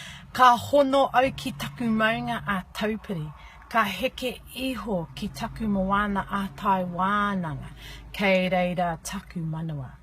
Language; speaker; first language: Māori; non-native, learner; English